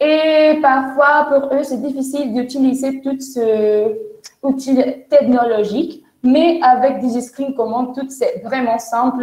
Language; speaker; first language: French; non-native, fluent; Spanish